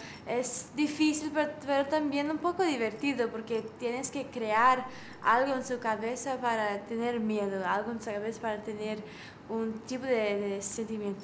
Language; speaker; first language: Spanish; non-native, fluent; English